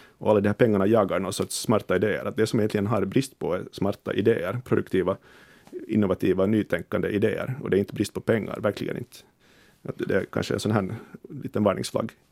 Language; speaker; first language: Swedish; native; Swedish